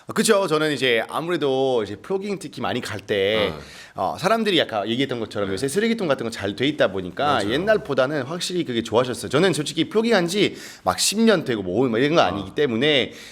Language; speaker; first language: Korean; non-native, fluent; French